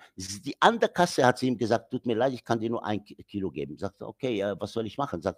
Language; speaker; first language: German; non-native, fluent; Arabic